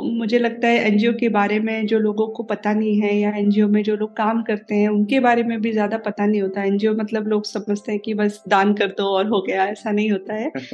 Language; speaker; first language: Hindi; native; Hindi